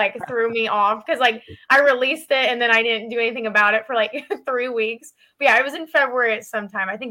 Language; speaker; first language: English; native; English